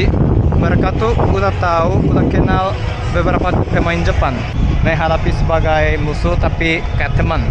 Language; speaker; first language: Indonesian; non-native, fluent; Japanese